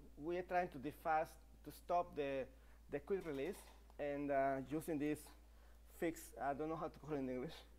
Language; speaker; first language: English; non-native, fluent; Spanish